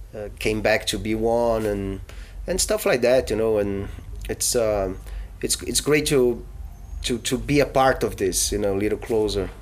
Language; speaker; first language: English; non-native, fluent; Portuguese